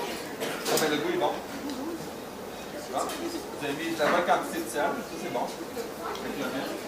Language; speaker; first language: French; native; French